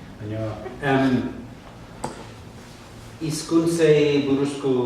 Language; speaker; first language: Basque; non-native, learner; English